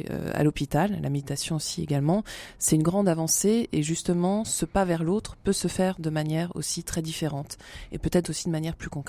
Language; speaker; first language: French; native; French